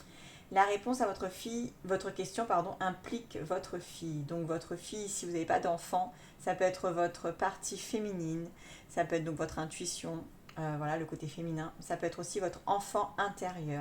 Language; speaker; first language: French; native; French